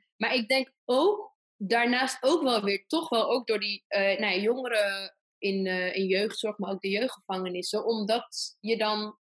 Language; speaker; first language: Dutch; early bilingual, other home language; Persian